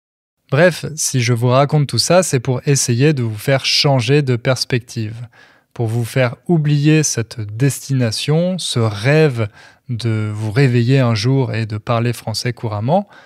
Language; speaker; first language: French; native; French